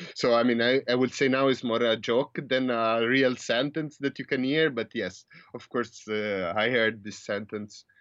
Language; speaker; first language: English; non-native, fluent; Italian